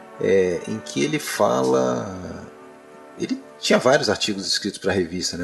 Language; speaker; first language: Portuguese; native; Portuguese